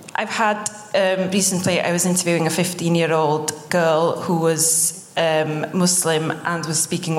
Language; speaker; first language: English; non-native, local second language; Welsh